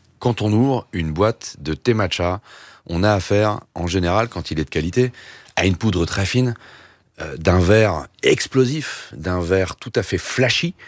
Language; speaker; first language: French; native; French